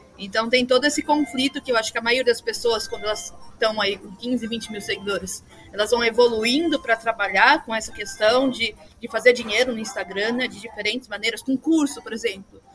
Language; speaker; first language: Portuguese; native; Portuguese